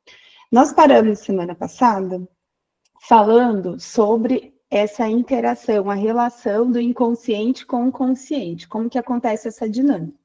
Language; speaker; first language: Portuguese; native; Portuguese